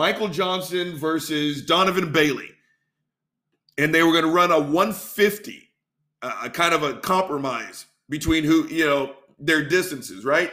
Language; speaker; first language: English; native; English